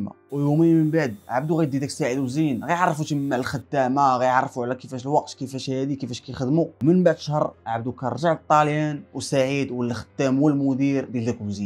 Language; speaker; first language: Arabic; native; Arabic